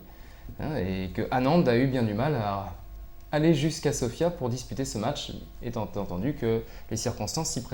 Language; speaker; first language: French; native; French